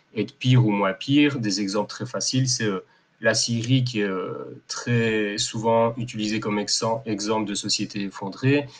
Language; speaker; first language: French; native; French